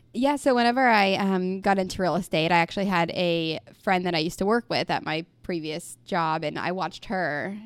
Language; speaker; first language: English; native; English